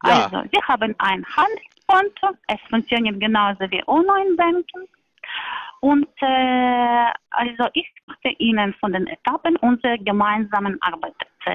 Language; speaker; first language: German; non-native, learner; Polish